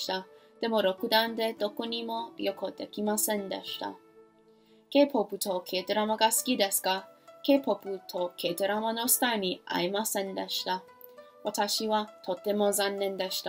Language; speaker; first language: Japanese; non-native, learner; English